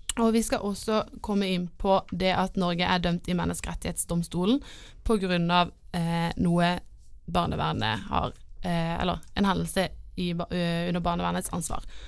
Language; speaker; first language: Norwegian; native; Norwegian